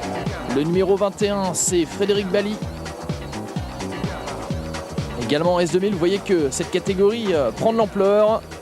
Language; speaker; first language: French; native; French